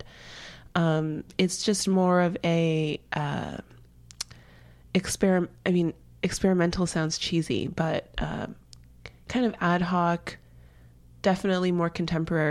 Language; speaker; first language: English; native; English